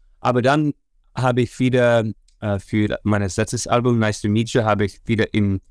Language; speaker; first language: German; non-native, learner; Dutch